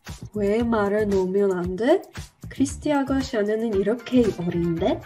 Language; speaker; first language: Korean; non-native, learner; English